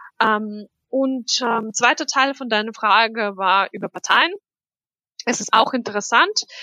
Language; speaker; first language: German; non-native, fluent; Russian